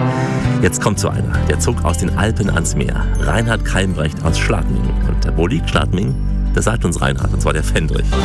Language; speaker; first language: German; native; German